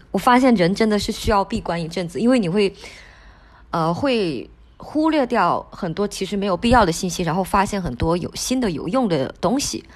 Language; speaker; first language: Chinese; non-native, local second language; Min Nan Chinese